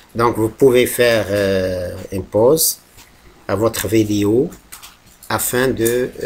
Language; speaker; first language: French; non-native, local second language; Arabic